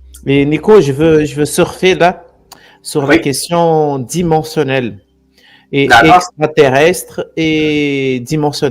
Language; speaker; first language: French; non-native, fluent; Portuguese